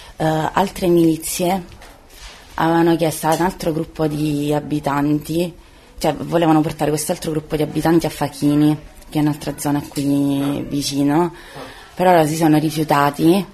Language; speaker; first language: Italian; native; Italian